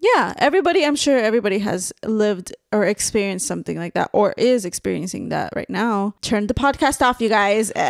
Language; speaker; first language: English; early bilingual, other home language; Spanish